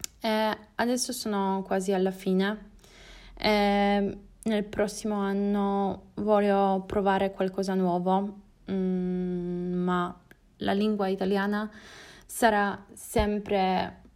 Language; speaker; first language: Italian; non-native, learner; Polish